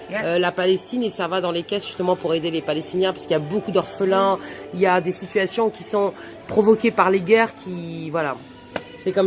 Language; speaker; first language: French; native; French